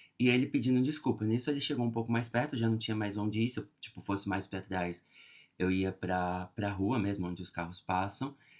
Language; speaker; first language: Portuguese; native; Portuguese